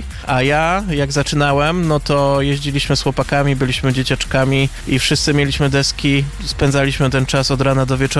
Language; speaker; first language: Polish; native; Polish